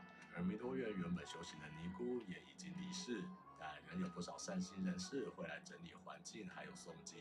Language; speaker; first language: Chinese; native; Chinese